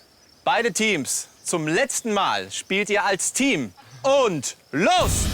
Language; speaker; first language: German; native; German